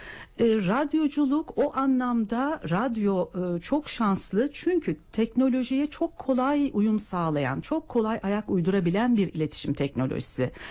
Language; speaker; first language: Turkish; native; Turkish